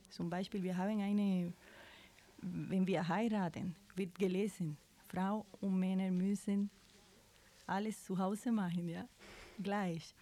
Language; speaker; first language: German; non-native, fluent; Spanish